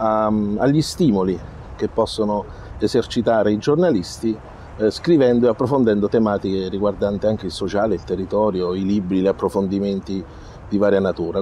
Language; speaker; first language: Italian; native; Italian